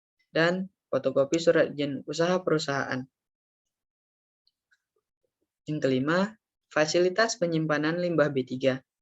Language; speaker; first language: Indonesian; native; Indonesian